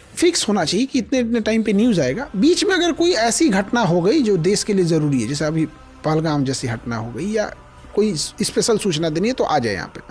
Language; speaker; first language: Hindi; native; Hindi